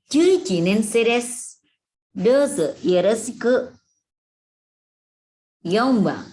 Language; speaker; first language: Japanese; non-native, fluent; Indonesian